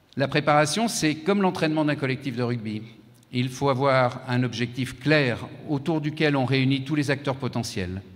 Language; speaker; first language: French; native; French